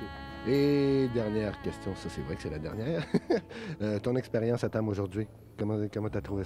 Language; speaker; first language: French; native; French